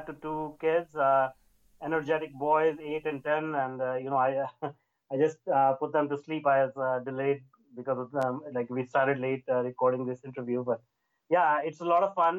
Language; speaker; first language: English; non-native, local second language; Hindi